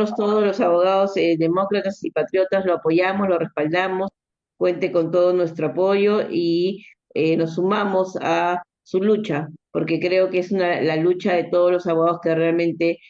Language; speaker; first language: Spanish; native; Spanish